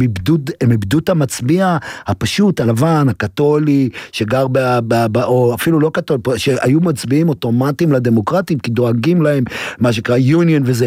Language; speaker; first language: Hebrew; native; Hebrew